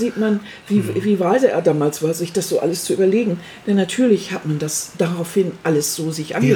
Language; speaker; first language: German; native; German